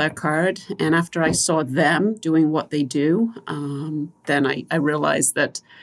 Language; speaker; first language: English; native; English